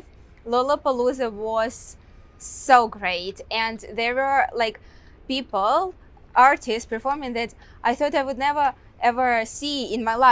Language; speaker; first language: English; non-native, fluent; Russian